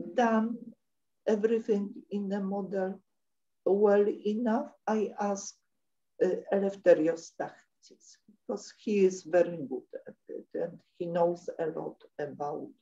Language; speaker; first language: English; non-native, fluent; Polish